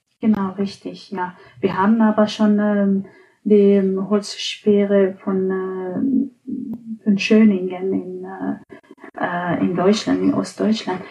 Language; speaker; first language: German; non-native, fluent; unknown